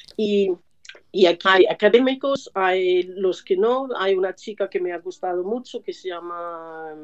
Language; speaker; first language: Spanish; non-native, fluent; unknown